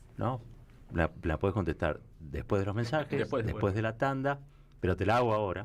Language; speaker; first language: Spanish; native; Spanish